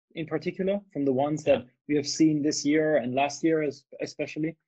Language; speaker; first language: English; non-native, fluent; German